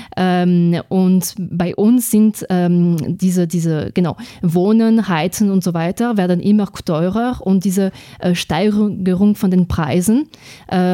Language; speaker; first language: German; non-native, fluent; French